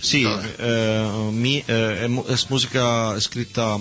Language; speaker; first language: Spanish; non-native, learner; Italian